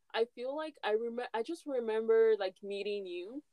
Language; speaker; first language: English; non-native, local second language; Yoruba